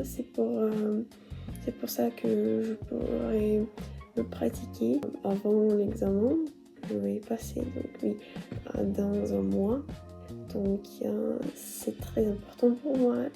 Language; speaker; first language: French; non-native, learner; Russian